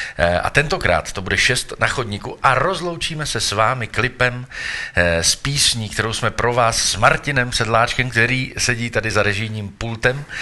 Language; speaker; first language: Czech; native; Czech